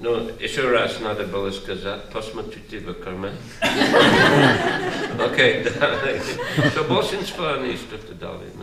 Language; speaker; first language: Russian; non-native, learner; English